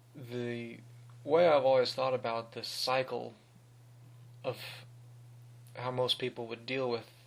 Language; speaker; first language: English; native; English